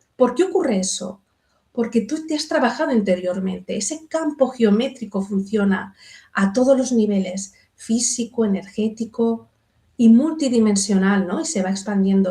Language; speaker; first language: Spanish; native; Spanish